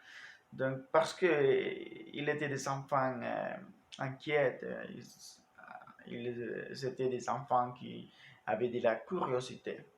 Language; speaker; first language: French; non-native, learner; Spanish